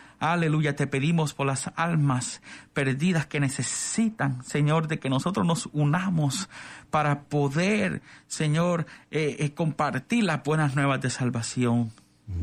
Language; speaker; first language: Spanish; native; Spanish